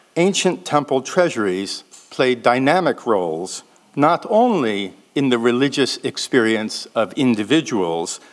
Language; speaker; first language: English; native; English